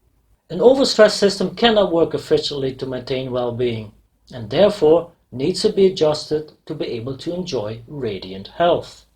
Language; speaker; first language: English; non-native, fluent; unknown